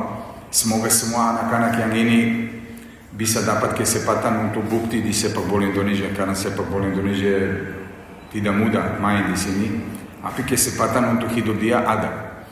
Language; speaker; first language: Indonesian; non-native, fluent; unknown